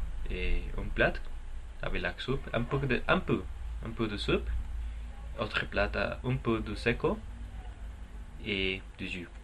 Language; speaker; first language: French; non-native, learner; Spanish